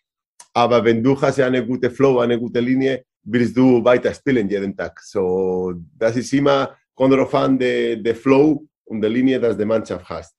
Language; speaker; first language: German; non-native, learner; Spanish